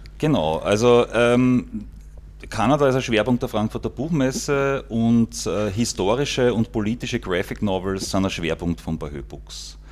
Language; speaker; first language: German; native; German